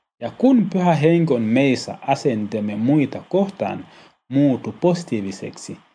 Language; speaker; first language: Finnish; non-native, learner; Swahili